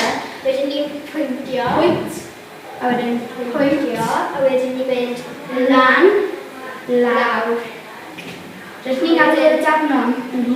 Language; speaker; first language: Welsh; non-native, local second language; English